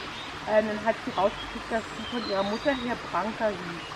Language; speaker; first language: German; native; German